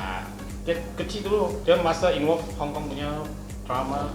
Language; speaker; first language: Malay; non-native, local second language; Chinese